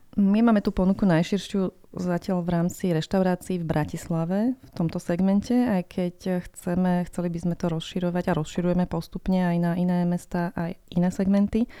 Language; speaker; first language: Slovak; native; Slovak